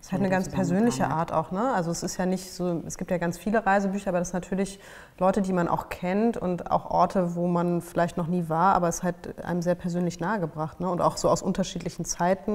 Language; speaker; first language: German; native; German